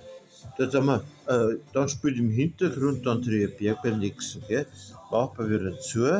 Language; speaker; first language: German; native; German